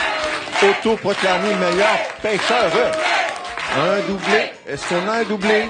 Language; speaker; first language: French; native; French